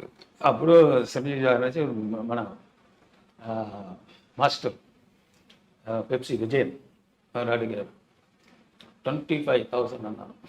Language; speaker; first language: Telugu; non-native, local second language; Tamil